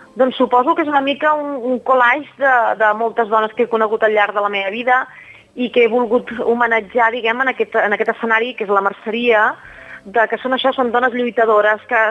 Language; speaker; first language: Catalan; native; Catalan